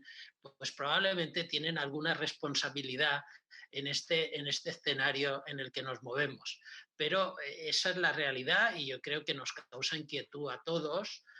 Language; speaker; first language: Spanish; native; Spanish